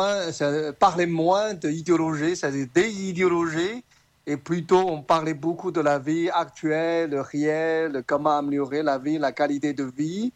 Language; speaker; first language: French; non-native, fluent; Chinese